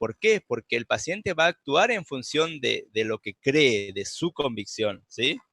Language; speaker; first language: Spanish; native; Spanish